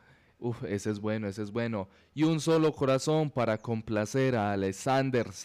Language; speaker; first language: Spanish; native; Spanish